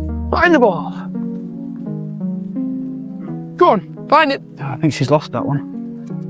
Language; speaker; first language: English; native; English